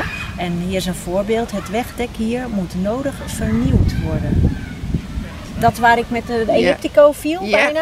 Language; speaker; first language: Dutch; native; Dutch